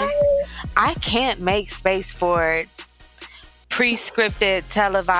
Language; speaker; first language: English; native; English